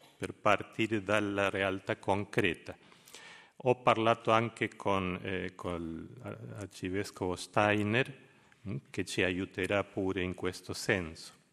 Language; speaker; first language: Italian; non-native, fluent; Spanish